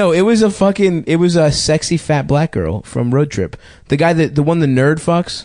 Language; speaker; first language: English; native; English